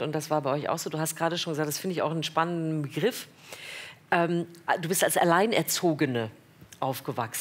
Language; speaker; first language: German; native; German